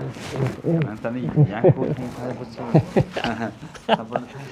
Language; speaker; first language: Chinese; native; Chinese